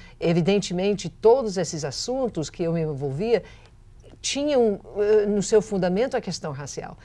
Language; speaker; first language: Portuguese; non-native, fluent; English